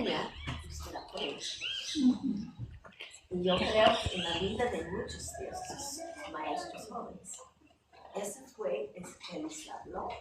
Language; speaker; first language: Spanish; non-native, fluent; English